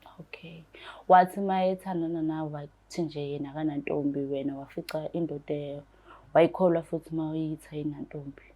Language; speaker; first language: Zulu; native; Zulu